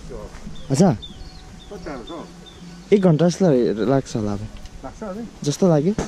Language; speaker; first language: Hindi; non-native, local second language; Nepali